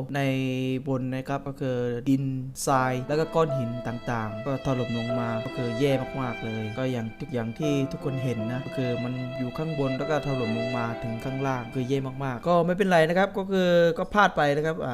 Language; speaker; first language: Thai; non-native, fluent; Malay